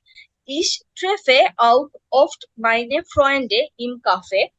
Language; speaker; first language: German; non-native, learner; Bangla